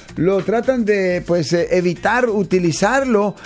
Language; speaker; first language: Spanish; native; Spanish